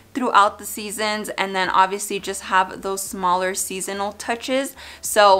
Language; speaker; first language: English; native; English